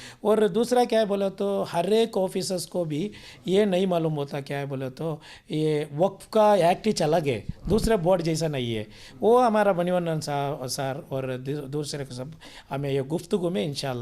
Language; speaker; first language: Hindi; non-native, local second language; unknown